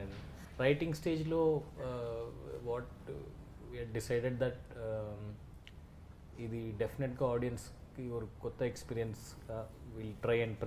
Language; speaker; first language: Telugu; non-native, learner; Tamil